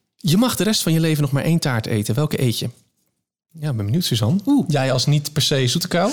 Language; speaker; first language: Dutch; native; Dutch